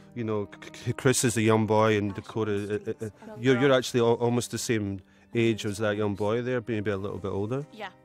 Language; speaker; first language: English; native; English